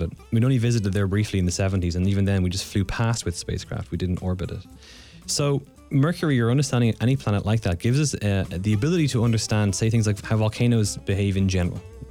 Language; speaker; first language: English; native; English